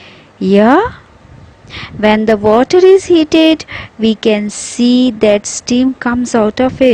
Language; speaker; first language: English; non-native, local second language; Hindi